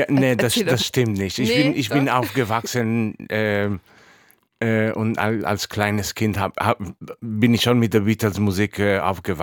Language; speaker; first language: German; non-native, fluent; Hebrew